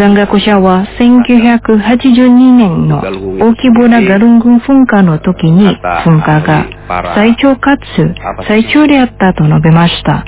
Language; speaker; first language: Japanese; non-native, fluent; Indonesian